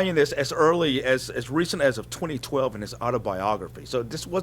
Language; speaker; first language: English; native; English